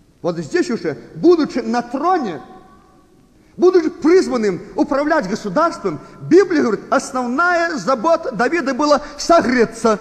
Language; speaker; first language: Russian; native; Russian